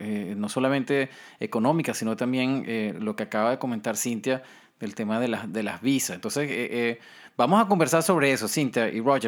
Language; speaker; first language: Spanish; native; Spanish